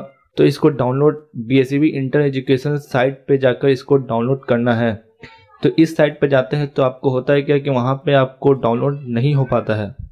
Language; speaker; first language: Hindi; native; Hindi